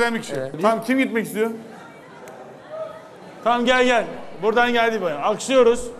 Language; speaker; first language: Turkish; native; Turkish